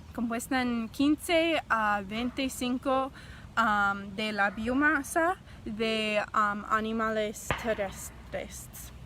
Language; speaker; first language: Spanish; non-native, learner; English